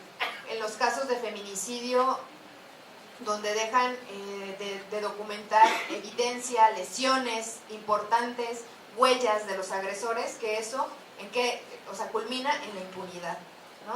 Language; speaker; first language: Spanish; native; Spanish